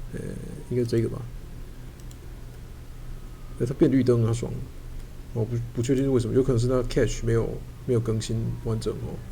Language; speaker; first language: Chinese; native; Chinese